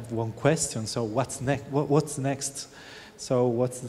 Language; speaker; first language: English; non-native, fluent; Italian